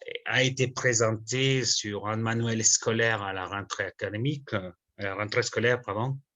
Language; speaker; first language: French; non-native, fluent; Spanish